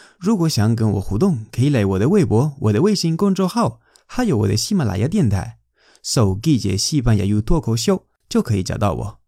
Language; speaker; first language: Chinese; non-native, fluent; Spanish